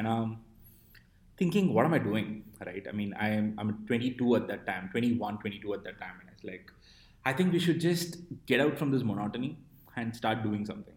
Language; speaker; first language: English; non-native, local second language; Tamil